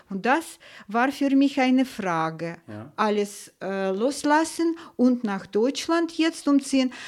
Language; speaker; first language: German; non-native, fluent; Russian